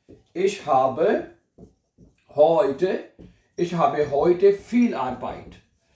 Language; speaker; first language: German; non-native, learner; Urdu